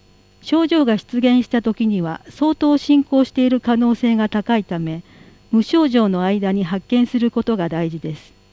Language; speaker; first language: Japanese; native; Japanese